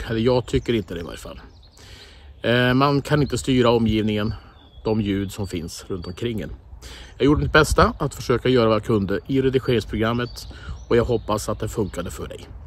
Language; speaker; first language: Swedish; native; Swedish